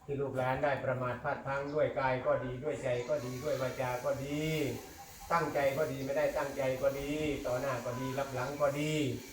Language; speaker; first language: Thai; native; Thai